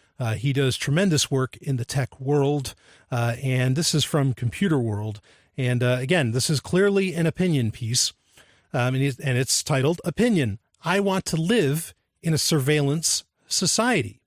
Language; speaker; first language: English; native; English